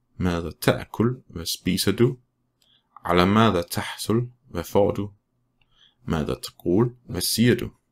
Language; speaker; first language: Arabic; non-native, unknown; Danish